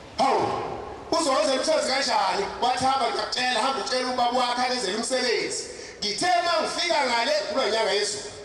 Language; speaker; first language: Zulu; native; Zulu